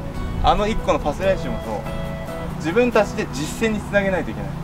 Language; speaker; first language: Japanese; native; Japanese